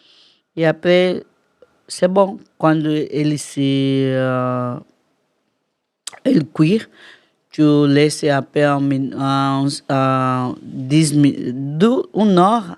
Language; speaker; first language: French; non-native, learner; Portuguese